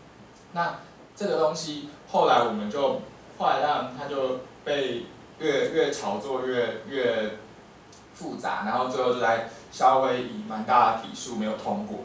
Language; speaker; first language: Chinese; native; Chinese